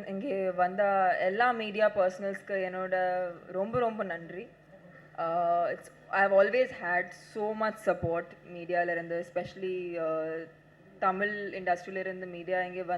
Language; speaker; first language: Tamil; non-native, learner; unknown